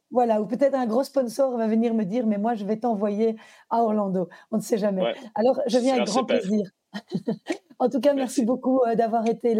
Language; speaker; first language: French; native; French